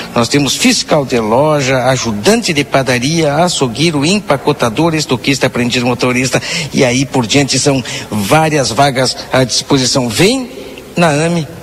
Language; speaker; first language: Portuguese; native; Portuguese